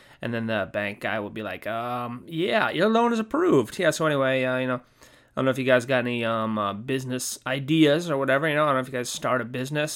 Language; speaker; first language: English; native; English